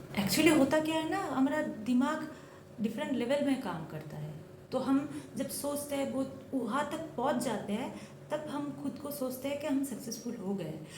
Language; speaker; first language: Hindi; non-native, local second language; Bangla